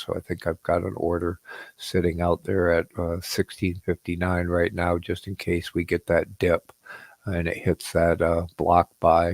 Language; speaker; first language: English; native; English